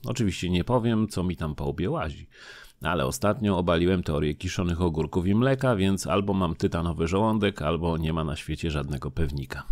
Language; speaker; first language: Polish; native; Polish